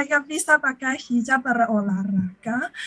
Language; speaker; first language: Indonesian; non-native, learner; Chinese